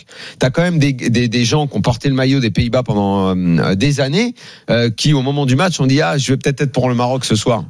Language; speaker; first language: French; native; French